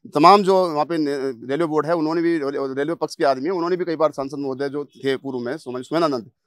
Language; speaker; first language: Hindi; native; Hindi